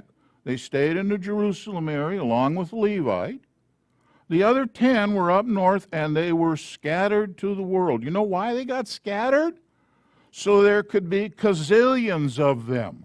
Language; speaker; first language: English; native; English